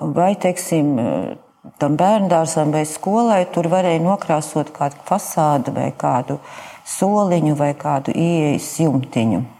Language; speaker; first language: Latvian; native; Latvian